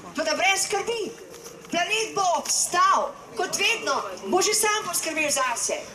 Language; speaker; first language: Slovenian; native; Slovenian